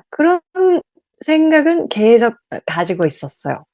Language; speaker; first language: Korean; non-native, learner; Japanese